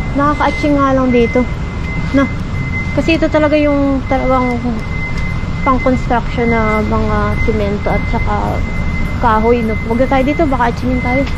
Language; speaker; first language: Filipino; native; Filipino